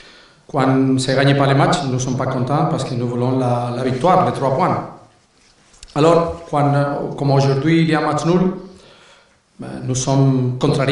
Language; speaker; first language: French; non-native, learner; Spanish